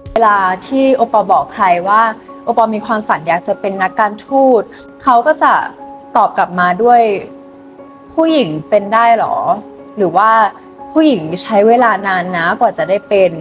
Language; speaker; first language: Thai; native; Thai